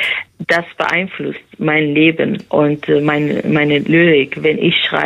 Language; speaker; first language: German; non-native, fluent; Persian